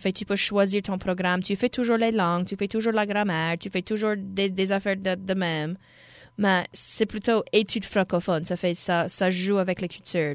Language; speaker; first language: French; non-native, local second language; English